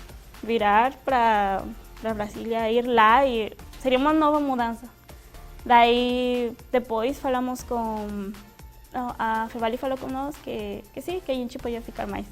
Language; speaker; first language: Portuguese; non-native, fluent; Spanish